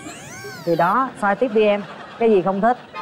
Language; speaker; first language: Vietnamese; native; Vietnamese